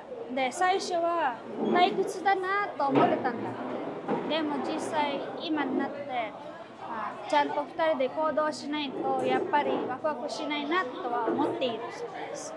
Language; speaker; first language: Japanese; non-native, fluent; Filipino